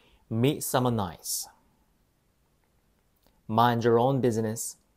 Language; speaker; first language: English; non-native, fluent; Korean